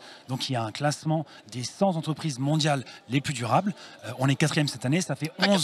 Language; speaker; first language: French; native; French